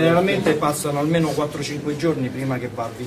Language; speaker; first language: Italian; native; Italian